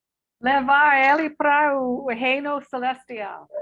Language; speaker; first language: Portuguese; non-native, learner; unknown